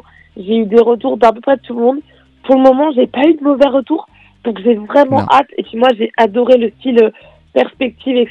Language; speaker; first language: French; native; French